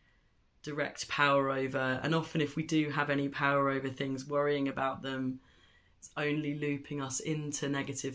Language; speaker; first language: English; native; English